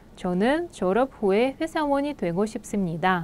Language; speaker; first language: Korean; non-native, fluent; Russian